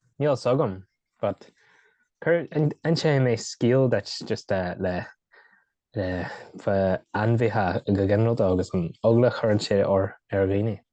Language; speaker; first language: Irish; native; Irish